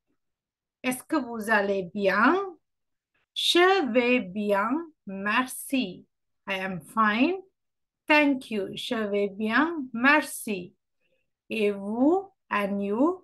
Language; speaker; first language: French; non-native, fluent; Sinhala